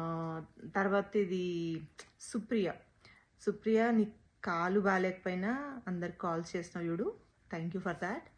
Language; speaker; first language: Telugu; native; Telugu